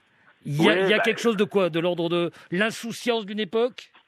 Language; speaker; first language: French; native; French